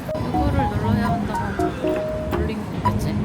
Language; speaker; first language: Korean; native; Korean